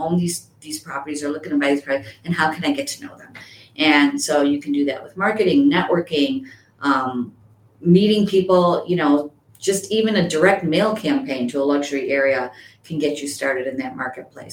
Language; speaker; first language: English; native; English